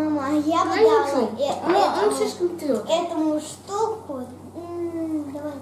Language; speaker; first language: Russian; early bilingual, heritage; Russian